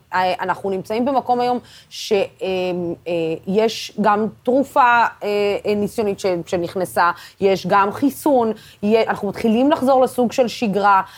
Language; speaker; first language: Hebrew; non-native, local second language; Arabic